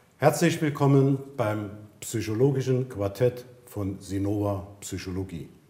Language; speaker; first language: German; native; German